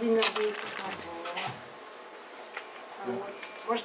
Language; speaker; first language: Russian; native; Russian